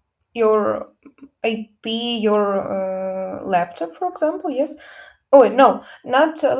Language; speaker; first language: English; non-native, learner; Russian